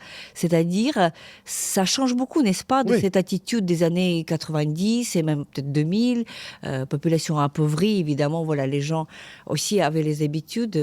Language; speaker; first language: French; non-native, fluent; Ukrainian